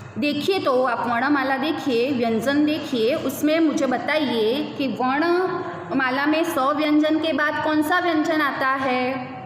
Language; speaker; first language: Hindi; non-native, local second language; Gujarati